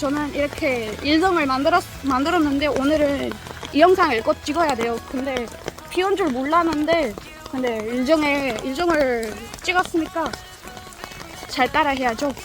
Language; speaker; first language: Korean; non-native, fluent; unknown